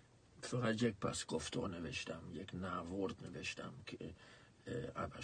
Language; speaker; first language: Persian; non-native, fluent; Dutch